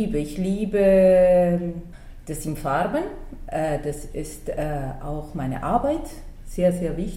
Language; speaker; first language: German; non-native, fluent; Spanish